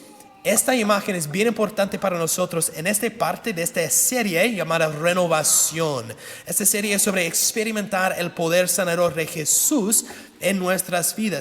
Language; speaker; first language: Spanish; non-native, fluent; English